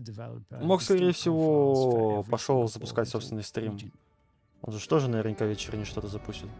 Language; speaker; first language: Russian; native; Russian